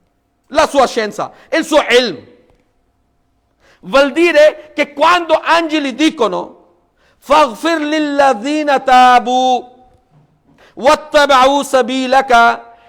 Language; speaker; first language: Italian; non-native, fluent; Urdu